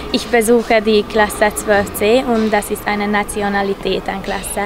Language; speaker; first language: German; non-native, learner; Hungarian